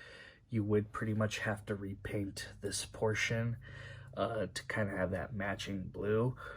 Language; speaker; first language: English; native; English